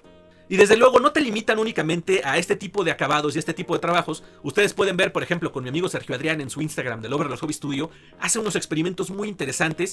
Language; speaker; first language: Spanish; native; Spanish